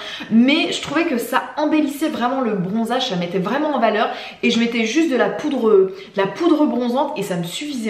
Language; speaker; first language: French; native; French